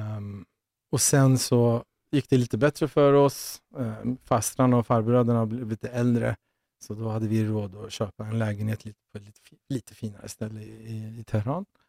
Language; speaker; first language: Swedish; early bilingual, other home language; Persian